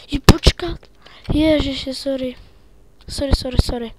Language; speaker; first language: Czech; native; Czech